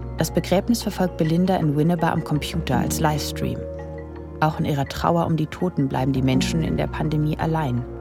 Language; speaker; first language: German; native; German